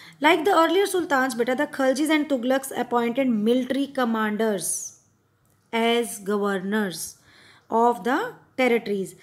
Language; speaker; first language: English; non-native, local second language; Hindi